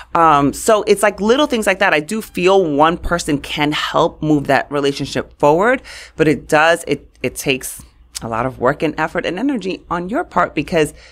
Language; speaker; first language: English; native; English